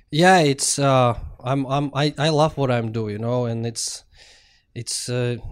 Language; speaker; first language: English; non-native, fluent; Russian